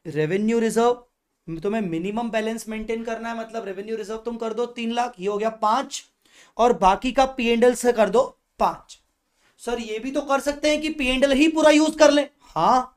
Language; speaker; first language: Hindi; native; Hindi